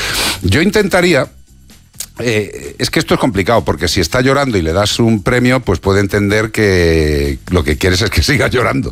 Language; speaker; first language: Spanish; native; Spanish